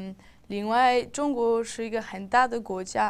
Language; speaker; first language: Chinese; non-native, learner; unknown